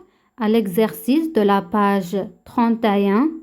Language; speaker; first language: French; non-native, local second language; Arabic